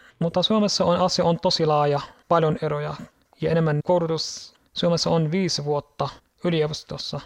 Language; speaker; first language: Finnish; non-native, learner; Arabic